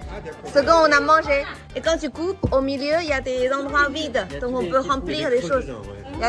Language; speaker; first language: French; non-native, fluent; Chinese